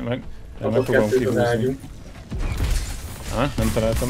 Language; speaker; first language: Hungarian; native; Hungarian